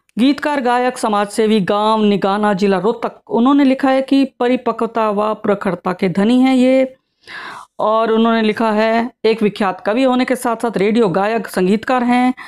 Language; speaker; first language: Hindi; native; Hindi